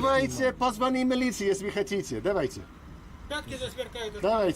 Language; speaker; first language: Russian; non-native, learner; English